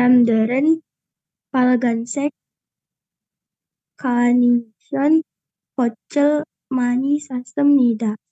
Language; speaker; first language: Korean; non-native, learner; Indonesian